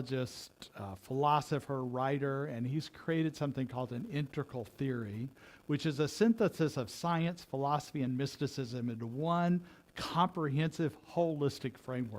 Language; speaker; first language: English; native; English